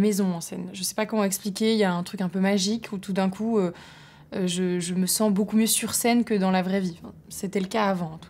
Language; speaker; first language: French; native; French